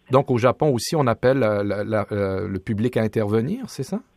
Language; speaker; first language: French; native; French